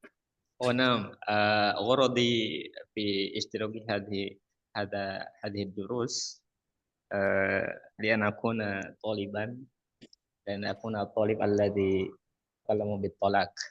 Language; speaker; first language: Arabic; non-native, learner; Indonesian